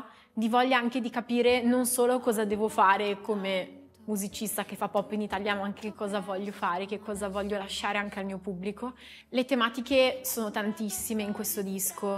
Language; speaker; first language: Italian; native; Italian